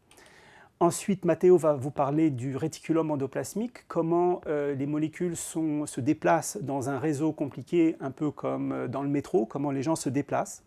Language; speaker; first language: French; native; French